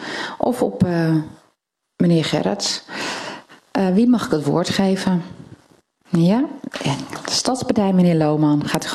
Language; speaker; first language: Dutch; native; Dutch